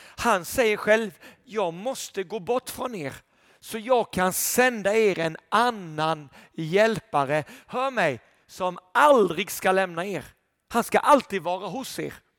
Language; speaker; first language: Swedish; native; Swedish